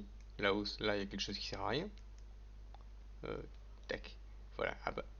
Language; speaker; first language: French; native; French